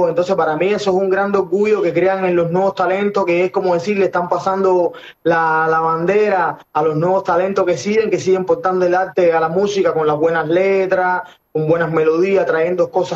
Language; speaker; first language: Spanish; native; Spanish